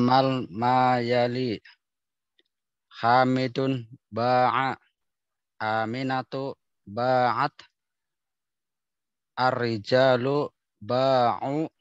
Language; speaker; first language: Arabic; non-native, learner; Indonesian